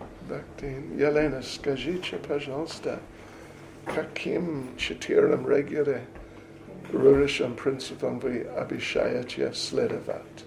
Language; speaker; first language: Russian; non-native, learner; English